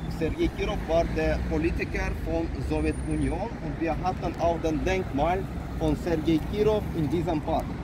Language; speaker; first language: German; non-native, fluent; Azerbaijani